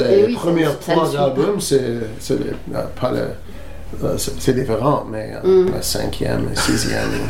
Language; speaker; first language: French; non-native, learner; English